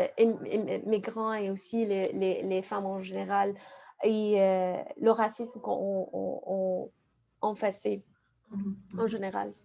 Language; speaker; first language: French; non-native, fluent; Arabic